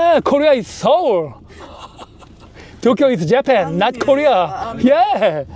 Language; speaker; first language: English; non-native, learner; Korean